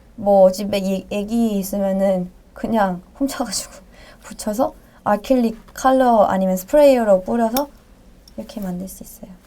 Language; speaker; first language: Korean; non-native, fluent; Thai